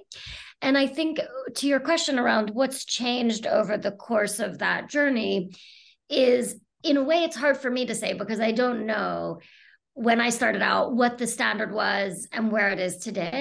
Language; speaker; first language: English; native; English